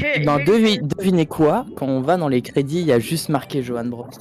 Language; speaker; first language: French; native; French